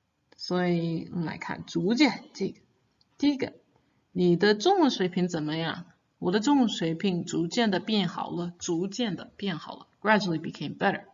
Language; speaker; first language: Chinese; non-native, fluent; English